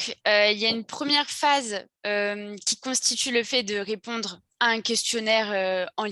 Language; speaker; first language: French; native; French